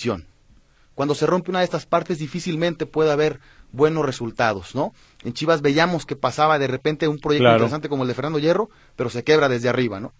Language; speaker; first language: Spanish; native; Spanish